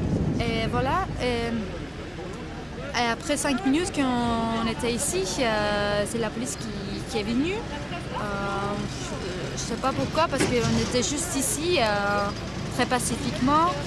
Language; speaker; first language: French; non-native, fluent; Spanish